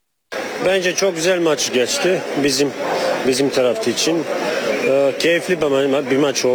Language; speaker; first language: Turkish; non-native, learner; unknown